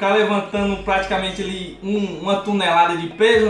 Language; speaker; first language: Portuguese; native; Portuguese